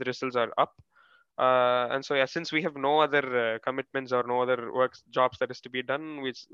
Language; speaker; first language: English; non-native, local second language; Tamil